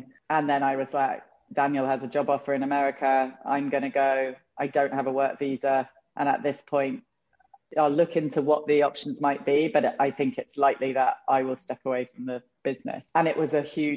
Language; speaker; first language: English; native; English